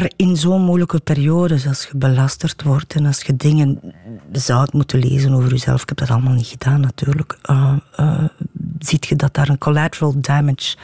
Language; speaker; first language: Dutch; native; Dutch